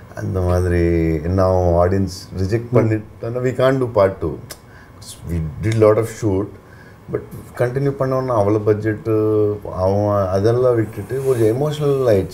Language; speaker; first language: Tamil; non-native, learner; Telugu